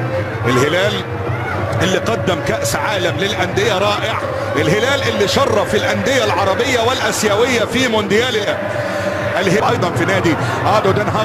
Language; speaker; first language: Arabic; native; Arabic